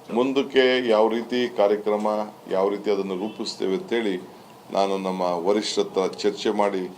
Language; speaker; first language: Kannada; native; Kannada